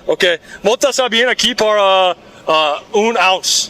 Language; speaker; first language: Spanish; non-native, learner; English